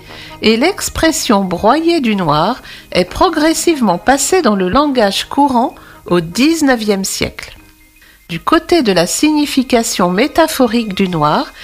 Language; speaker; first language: French; native; French